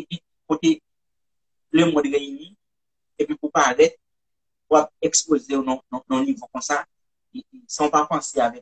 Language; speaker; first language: French; non-native, local second language; Haitian Creole